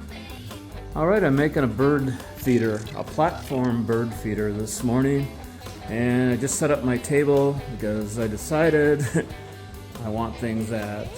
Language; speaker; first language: English; native; English